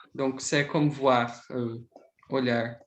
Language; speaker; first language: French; non-native, fluent; Portuguese